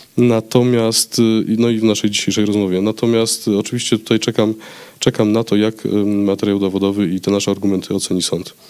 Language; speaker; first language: Polish; native; Polish